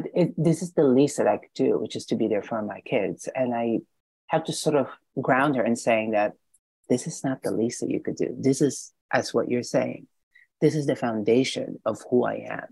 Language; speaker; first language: English; non-native, local second language; Filipino